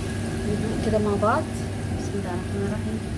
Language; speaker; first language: Arabic; native; Arabic